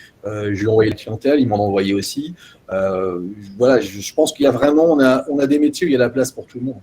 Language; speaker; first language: French; native; French